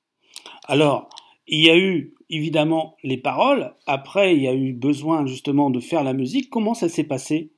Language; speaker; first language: French; native; French